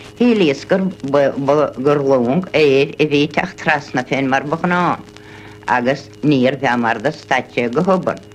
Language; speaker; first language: Irish; native; Irish